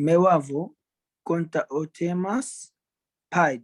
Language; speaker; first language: Portuguese; non-native, learner; Arabic